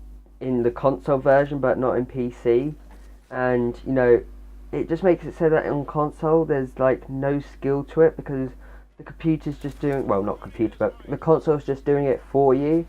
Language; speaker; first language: English; native; English